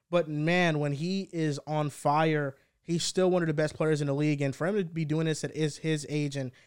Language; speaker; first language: English; early bilingual, heritage; Spanish